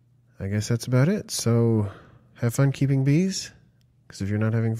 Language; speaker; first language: English; native; English